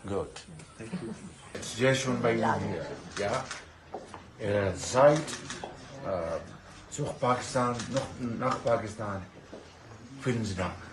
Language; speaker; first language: German; non-native, learner; Punjabi